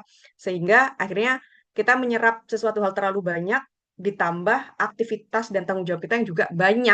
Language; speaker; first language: Indonesian; native; Indonesian